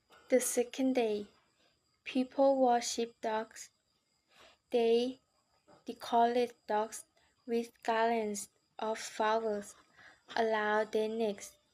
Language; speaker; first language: English; non-native, learner; Thai